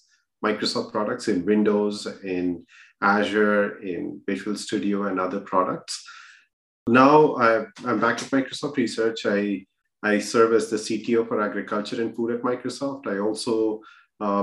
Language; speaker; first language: English; non-native, local second language; Hindi